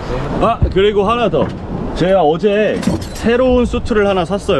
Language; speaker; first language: Korean; native; Korean